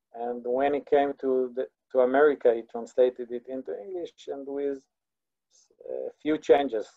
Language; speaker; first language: English; non-native, fluent; Hebrew